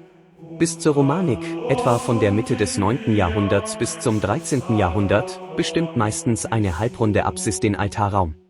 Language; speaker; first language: German; native; German